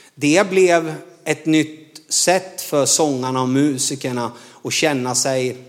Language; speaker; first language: Swedish; native; Swedish